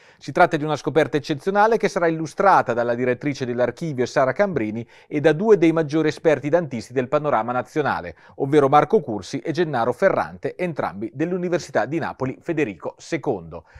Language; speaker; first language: Italian; native; Italian